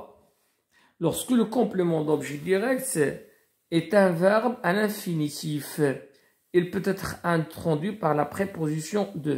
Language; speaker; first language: French; non-native, local second language; Arabic